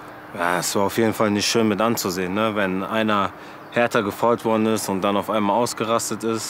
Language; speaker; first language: German; early bilingual, other home language; French